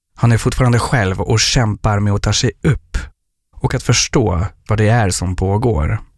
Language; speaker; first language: Swedish; non-native, fluent; French